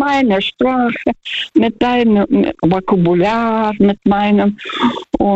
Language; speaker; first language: German; non-native, fluent; Russian